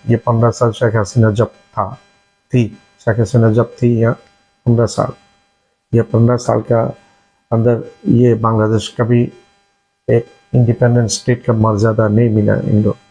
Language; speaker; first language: Hindi; non-native, learner; Bangla